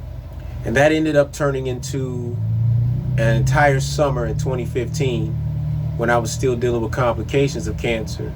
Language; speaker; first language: English; native; English